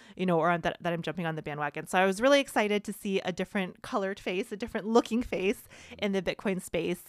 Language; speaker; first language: English; early bilingual, other home language; Vietnamese